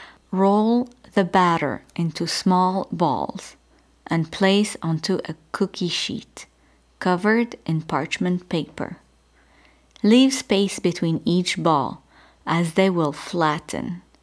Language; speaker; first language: English; non-native, fluent; Arabic